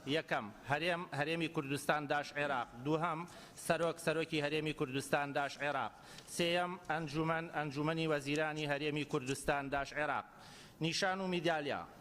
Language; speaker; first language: Central Kurdish; native; Central Kurdish